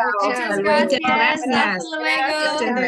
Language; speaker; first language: Spanish; non-native, learner; English